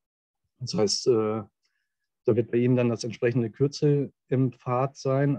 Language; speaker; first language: German; native; German